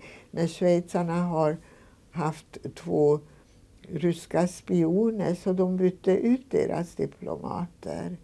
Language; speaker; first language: Swedish; non-native, fluent; Hungarian